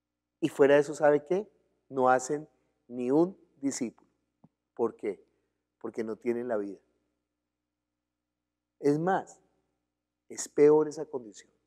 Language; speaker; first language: Spanish; native; Spanish